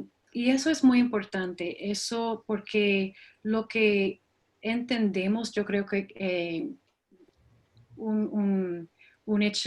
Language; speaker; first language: Spanish; non-native, fluent; English